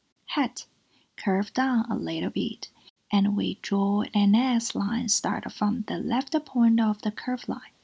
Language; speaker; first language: English; non-native, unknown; Chinese